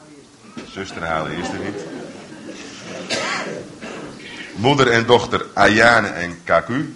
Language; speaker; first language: Dutch; native; Dutch